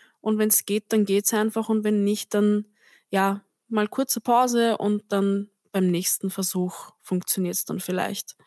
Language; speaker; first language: German; early bilingual, other home language; Turkish